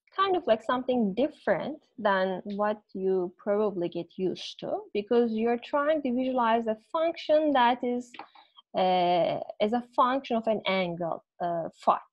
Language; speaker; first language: English; non-native, fluent; Turkish